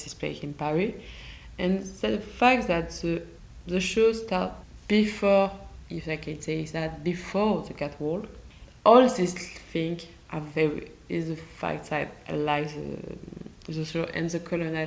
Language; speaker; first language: English; non-native, learner; French